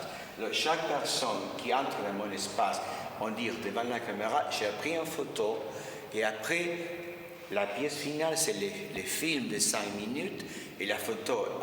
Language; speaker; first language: French; non-native, fluent; Spanish